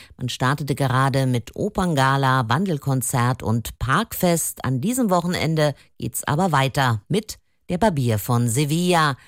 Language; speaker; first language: German; native; German